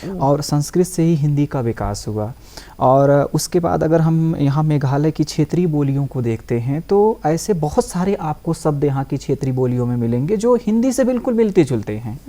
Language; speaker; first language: Hindi; native; Hindi